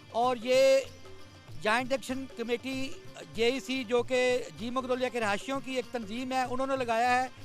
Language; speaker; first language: Urdu; non-native, local second language; Punjabi